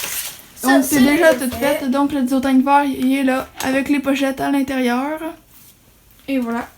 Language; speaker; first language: French; native; French